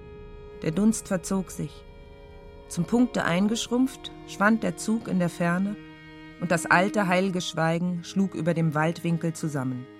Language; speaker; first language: German; native; German